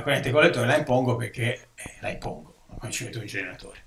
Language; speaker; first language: Italian; native; Italian